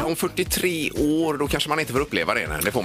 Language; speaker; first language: Swedish; native; Swedish